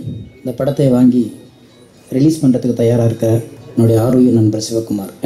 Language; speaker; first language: Tamil; native; Tamil